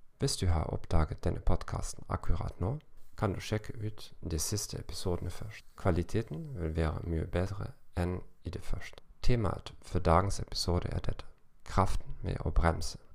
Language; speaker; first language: Norwegian; non-native, learner; German